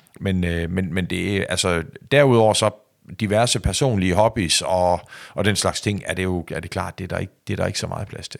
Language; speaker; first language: Danish; native; Danish